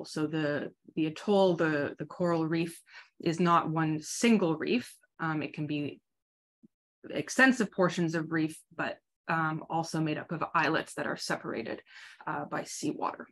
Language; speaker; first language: English; native; English